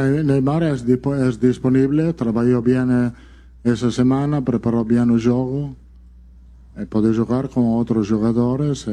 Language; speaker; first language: Portuguese; non-native, learner; Italian